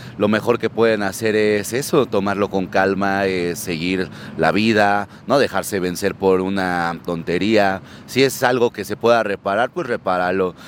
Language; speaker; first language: Spanish; native; Spanish